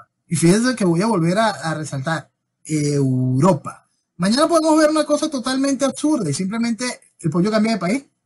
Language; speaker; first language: Spanish; native; Spanish